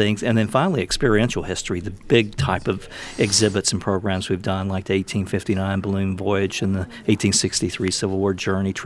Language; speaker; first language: English; native; English